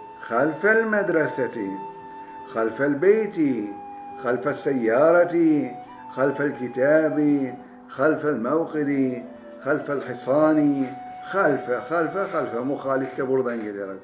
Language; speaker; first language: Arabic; non-native, fluent; Turkish